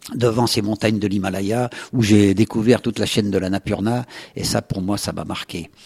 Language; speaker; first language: French; native; French